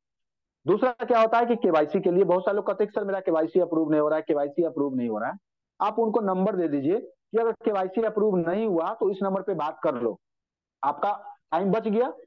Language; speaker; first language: Hindi; native; Hindi